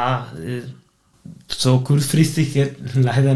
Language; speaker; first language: German; non-native, fluent; Spanish